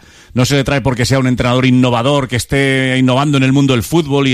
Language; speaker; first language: Spanish; native; Spanish